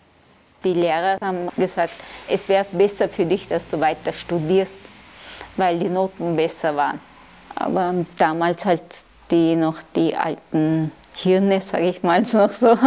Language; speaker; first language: German; early bilingual, other home language; Turkish